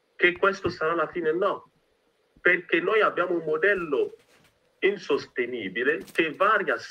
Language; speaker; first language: Italian; non-native, fluent; French